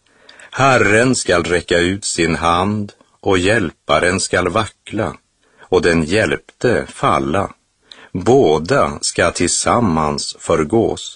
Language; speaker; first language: Swedish; native; Swedish